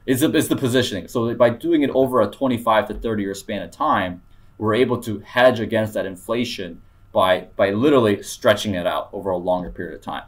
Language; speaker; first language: English; early bilingual, other home language; Korean